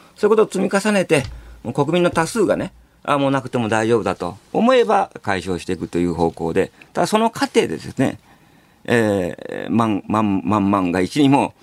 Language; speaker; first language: Japanese; native; Japanese